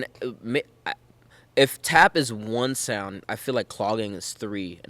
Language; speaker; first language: English; native; English